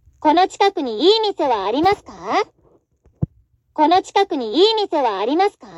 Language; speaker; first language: Japanese; non-native, learner; English